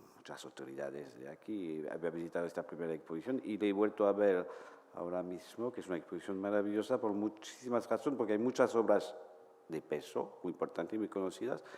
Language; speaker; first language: Spanish; non-native, fluent; French